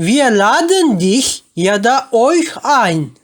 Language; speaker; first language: German; non-native, fluent; Turkish